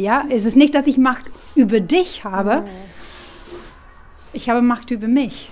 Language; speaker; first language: German; non-native, fluent; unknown